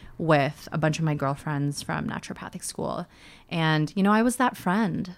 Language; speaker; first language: English; early bilingual, other home language; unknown